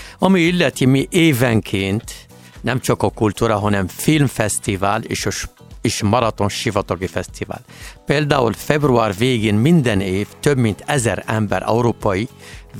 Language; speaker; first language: Hungarian; non-native, learner; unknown